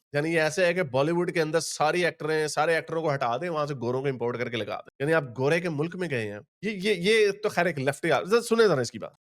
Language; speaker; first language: Urdu; native; Urdu